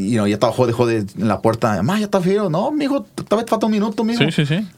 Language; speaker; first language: Spanish; early bilingual, heritage; Spanish